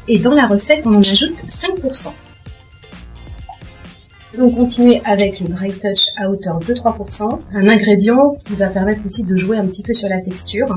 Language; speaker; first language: French; native; French